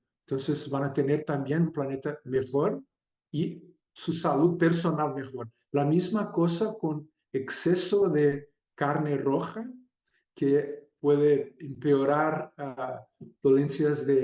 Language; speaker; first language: Spanish; non-native, fluent; Portuguese